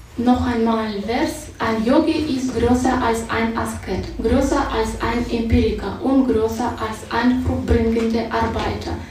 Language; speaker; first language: German; non-native, fluent; Russian